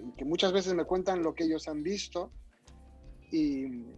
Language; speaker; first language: Spanish; native; Spanish